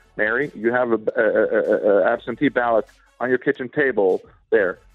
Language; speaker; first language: English; non-native, fluent; Swedish